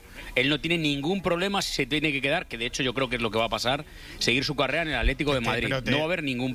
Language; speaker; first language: Spanish; native; Spanish